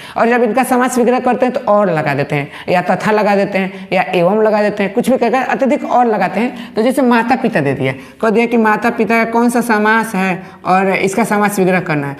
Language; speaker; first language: Hindi; native; Hindi